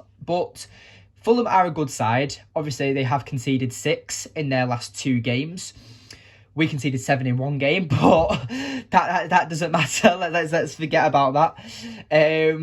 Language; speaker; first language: English; native; English